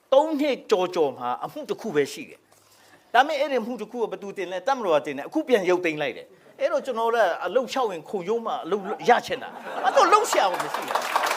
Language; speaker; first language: Burmese; non-native, local second language; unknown